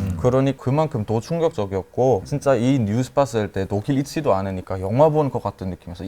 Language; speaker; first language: Korean; non-native, fluent; German